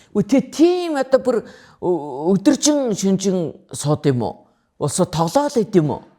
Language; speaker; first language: Mongolian; native; Mongolian